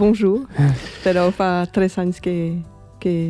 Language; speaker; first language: Catalan; non-native, learner; French